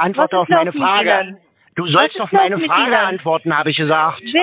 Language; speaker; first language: German; native; German